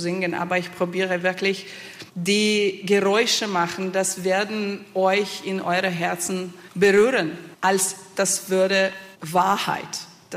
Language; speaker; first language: German; non-native, fluent; Italian